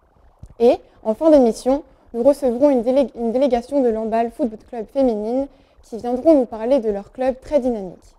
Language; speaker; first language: French; native; French